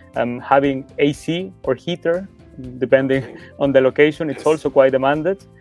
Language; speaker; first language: English; non-native, fluent; Spanish